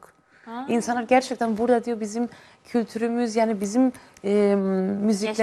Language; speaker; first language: Turkish; non-native, fluent; Greek